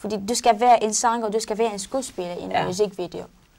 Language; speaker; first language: Danish; non-native, learner; Arabic